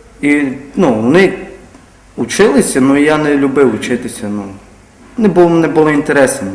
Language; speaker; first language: Ukrainian; non-native, local second language; Romany